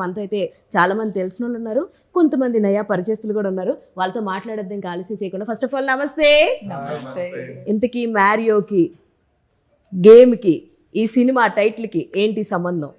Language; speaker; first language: Telugu; native; Telugu